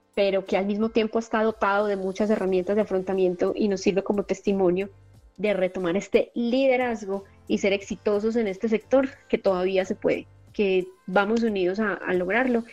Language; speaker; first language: Spanish; native; Spanish